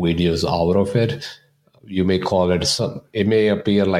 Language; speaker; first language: English; non-native, local second language; Punjabi